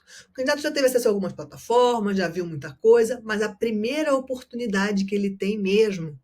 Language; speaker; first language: Portuguese; native; Portuguese